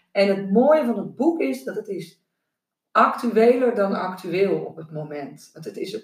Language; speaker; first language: Dutch; native; Dutch